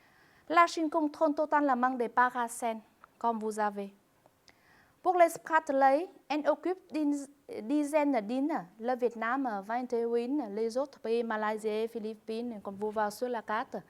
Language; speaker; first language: French; non-native, fluent; Vietnamese